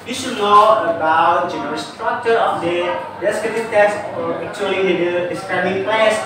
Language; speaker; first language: English; non-native, learner; Indonesian